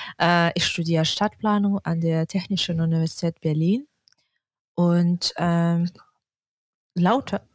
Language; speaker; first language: German; non-native, fluent; Russian